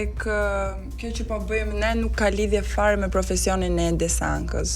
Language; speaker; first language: Albanian; native; Albanian